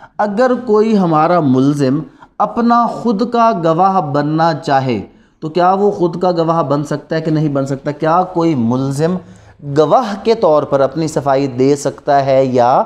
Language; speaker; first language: Urdu; non-native, local second language; Punjabi